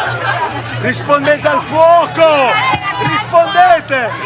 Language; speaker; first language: Italian; native; Italian